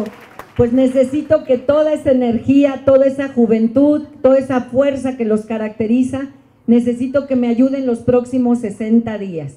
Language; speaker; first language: Spanish; native; Spanish